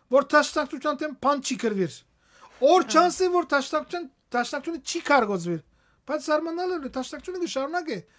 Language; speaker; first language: Armenian; native; Armenian